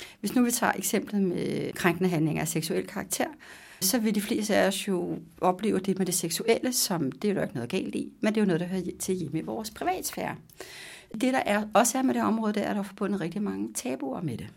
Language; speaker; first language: Danish; native; Danish